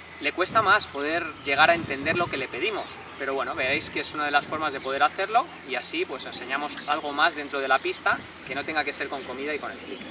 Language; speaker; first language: Spanish; native; Spanish